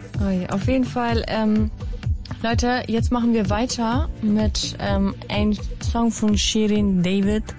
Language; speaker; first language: German; early bilingual, other home language; Kurdish